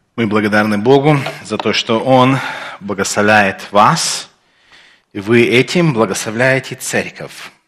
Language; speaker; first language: Russian; early bilingual, heritage; Russian